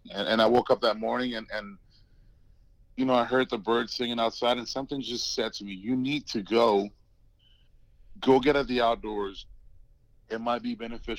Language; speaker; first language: English; native; English